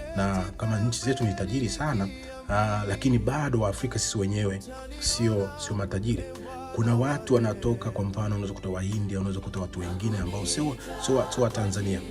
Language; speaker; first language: Swahili; native; Swahili